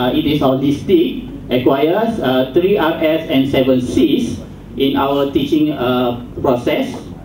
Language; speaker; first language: English; non-native, local second language; Malay